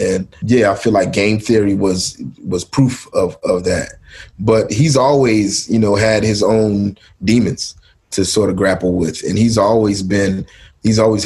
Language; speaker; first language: English; native; English